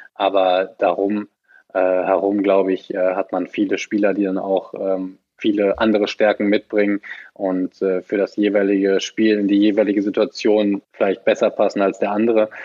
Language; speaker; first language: German; native; German